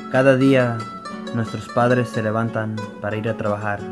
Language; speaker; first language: Spanish; early bilingual, heritage; Spanish